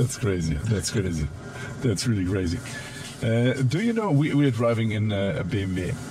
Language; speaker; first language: English; non-native, fluent; German